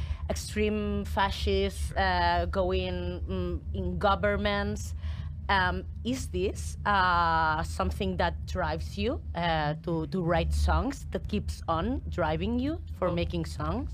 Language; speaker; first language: English; non-native, fluent; Spanish